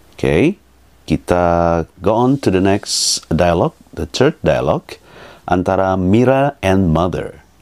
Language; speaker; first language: English; non-native, fluent; Indonesian